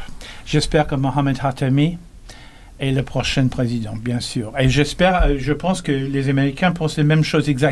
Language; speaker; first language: French; non-native, learner; English